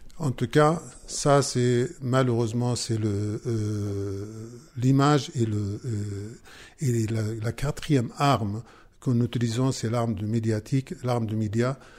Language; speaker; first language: French; non-native, fluent; Arabic